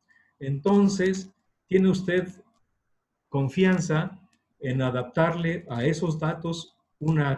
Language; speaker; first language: Spanish; native; Spanish